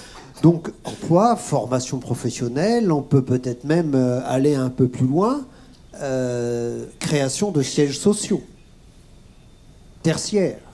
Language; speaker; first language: French; native; French